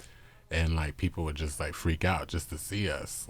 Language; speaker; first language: English; native; English